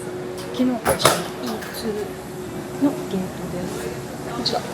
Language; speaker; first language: Japanese; native; Japanese